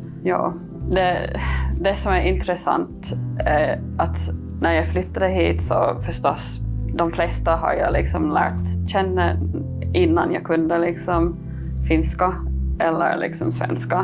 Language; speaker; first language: Swedish; non-native, fluent; English